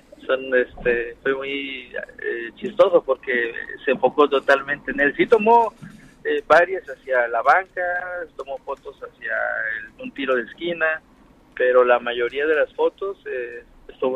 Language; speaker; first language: Spanish; native; Spanish